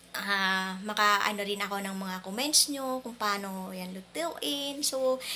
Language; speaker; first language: Filipino; non-native, local second language; Hiligaynon